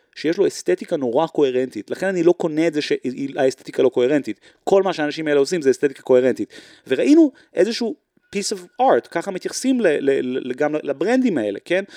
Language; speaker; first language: Hebrew; native; Hebrew